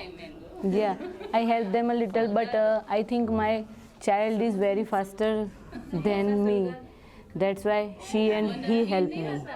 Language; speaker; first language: English; non-native, learner; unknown